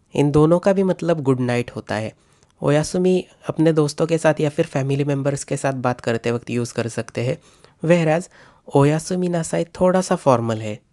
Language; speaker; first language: Hindi; non-native, local second language; Marathi